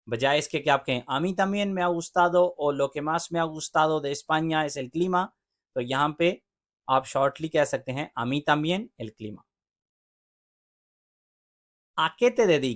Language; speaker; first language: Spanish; non-native, fluent; Urdu